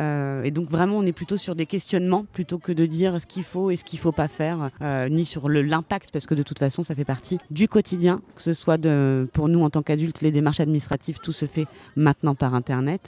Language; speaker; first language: French; native; French